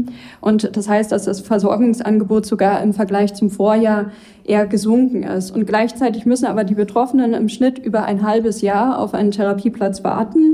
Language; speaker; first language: German; native; German